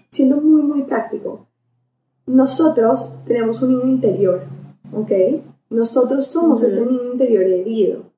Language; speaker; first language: Spanish; native; Spanish